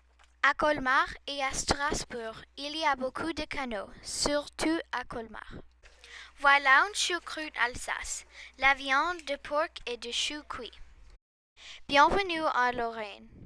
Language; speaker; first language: French; non-native, learner; English